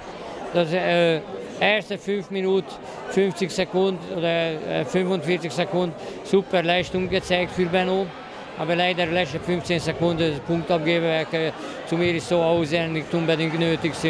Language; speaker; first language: German; non-native, learner; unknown